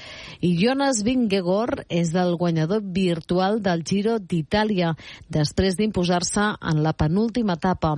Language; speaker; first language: Catalan; native; Catalan